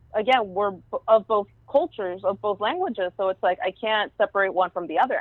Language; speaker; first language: English; early bilingual, other home language; Spanish